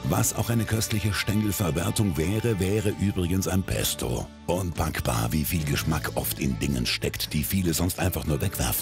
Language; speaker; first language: German; native; German